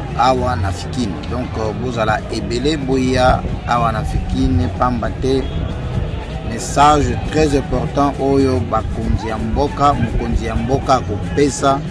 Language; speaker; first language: Lingala; non-native, local second language; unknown